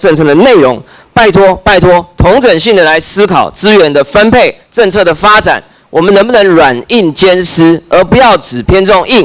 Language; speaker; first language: Chinese; native; Chinese